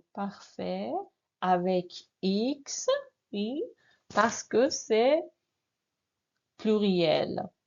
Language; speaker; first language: French; non-native, fluent; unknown